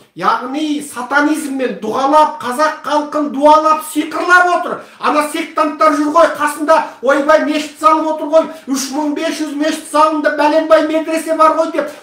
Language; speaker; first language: Kazakh; early bilingual, heritage; Kazakh